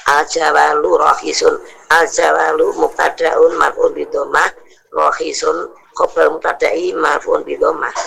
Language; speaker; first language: Arabic; non-native, learner; Indonesian